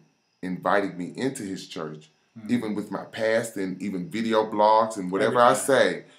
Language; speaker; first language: English; native; English